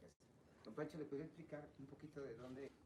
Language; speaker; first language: Spanish; native; Spanish